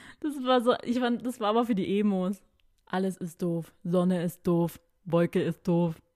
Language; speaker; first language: German; early bilingual, other home language; Filipino